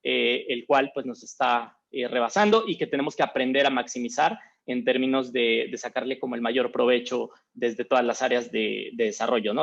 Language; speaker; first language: Spanish; native; Spanish